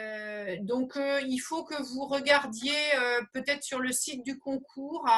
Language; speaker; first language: French; native; French